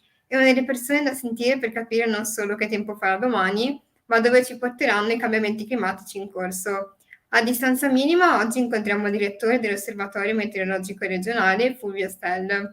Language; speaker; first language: Italian; native; Italian